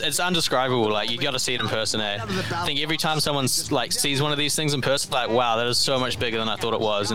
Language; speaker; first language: English; native; English